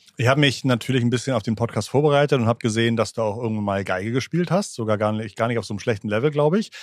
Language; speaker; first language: German; native; German